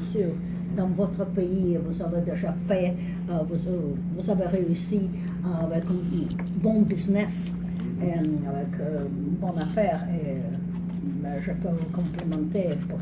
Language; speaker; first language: French; non-native, learner; English